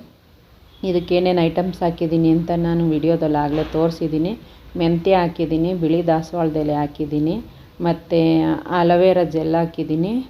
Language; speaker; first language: Kannada; native; Kannada